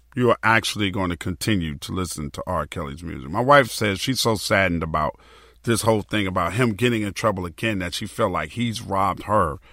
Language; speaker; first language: English; native; English